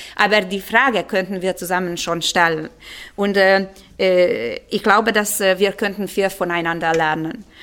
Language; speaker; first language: German; non-native, fluent; Hungarian